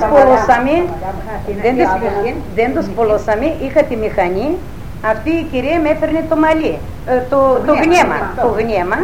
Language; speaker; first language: Greek; native; Greek